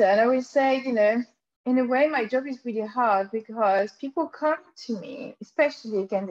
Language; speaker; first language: English; non-native, fluent; French